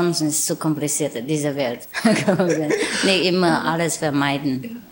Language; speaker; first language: German; non-native, learner; Vietnamese